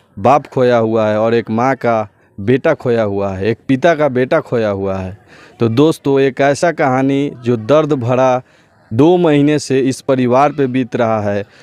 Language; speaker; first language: Hindi; native; Hindi